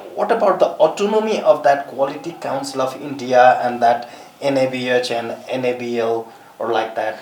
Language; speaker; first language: English; non-native, local second language; Nepali